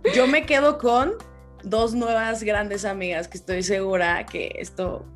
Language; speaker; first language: Spanish; native; Spanish